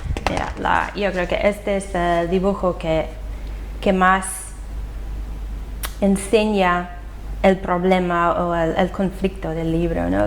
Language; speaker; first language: Spanish; non-native, fluent; English